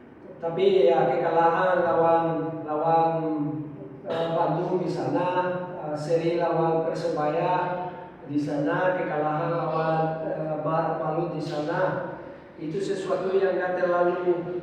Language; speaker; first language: Indonesian; non-native, fluent; Portuguese